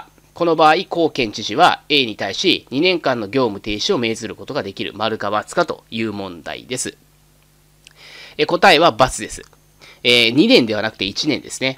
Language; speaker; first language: Japanese; native; Japanese